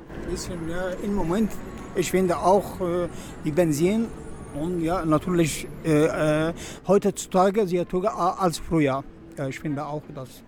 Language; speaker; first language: German; non-native, learner; Arabic